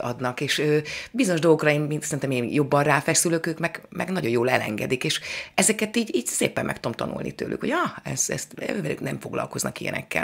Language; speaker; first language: Hungarian; native; Hungarian